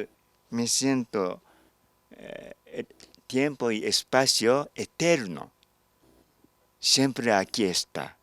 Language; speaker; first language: Spanish; non-native, learner; Japanese